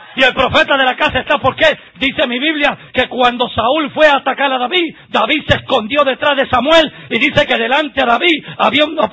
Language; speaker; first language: Spanish; native; Spanish